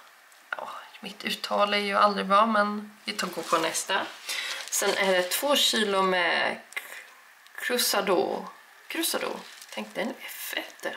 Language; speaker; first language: Swedish; native; Swedish